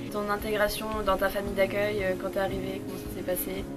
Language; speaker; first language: French; native; French